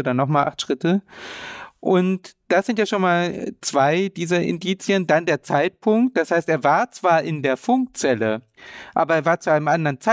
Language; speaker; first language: German; native; German